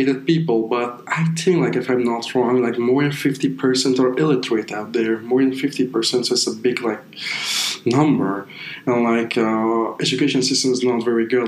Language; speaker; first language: English; non-native, fluent; Persian